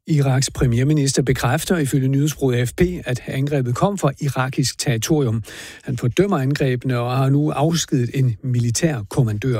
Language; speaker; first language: Danish; native; Danish